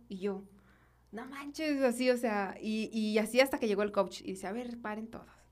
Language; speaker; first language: Spanish; native; Spanish